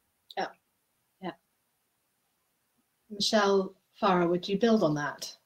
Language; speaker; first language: English; native; English